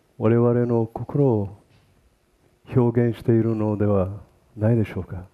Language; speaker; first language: Japanese; early bilingual, heritage; Portuguese